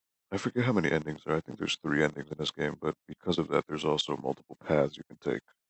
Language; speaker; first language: English; early bilingual, other home language; Spanish